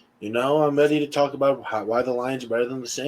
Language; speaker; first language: English; native; English